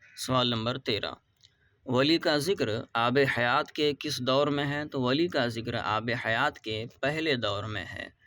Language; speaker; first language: Urdu; native; Urdu